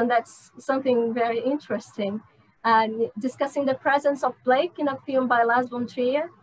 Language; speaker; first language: English; non-native, fluent; Portuguese